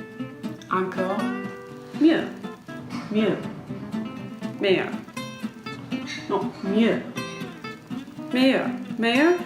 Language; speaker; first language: French; non-native, learner; English